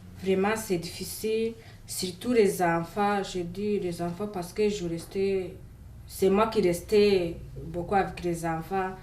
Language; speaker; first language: French; non-native, fluent; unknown